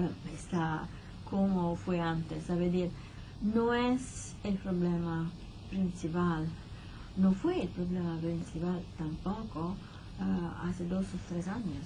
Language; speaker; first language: Spanish; non-native, fluent; Italian